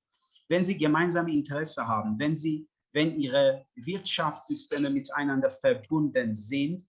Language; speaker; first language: German; non-native, fluent; Persian